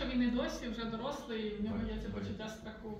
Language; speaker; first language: Ukrainian; native; Ukrainian